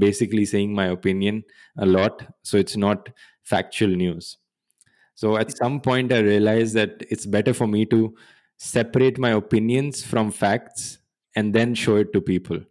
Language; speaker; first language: English; non-native, local second language; Hindi